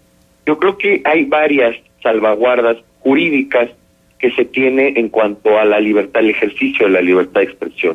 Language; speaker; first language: Spanish; native; Spanish